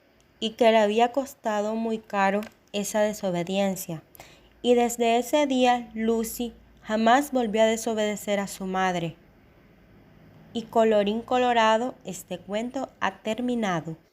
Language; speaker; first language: Spanish; native; Spanish